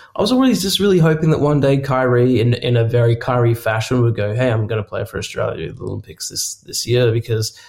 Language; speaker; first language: English; native; English